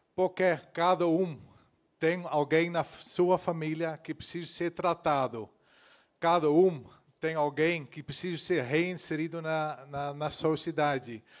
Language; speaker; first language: Portuguese; non-native, fluent; Dutch